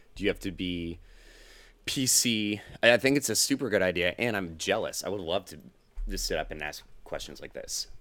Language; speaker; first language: English; native; English